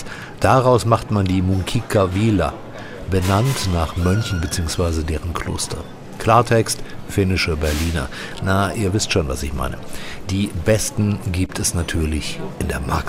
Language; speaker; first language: German; native; German